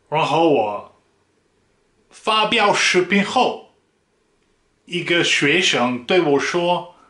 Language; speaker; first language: Chinese; non-native, fluent; Dutch